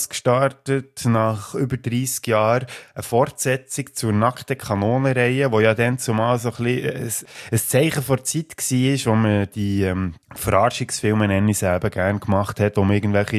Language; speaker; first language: German; native; German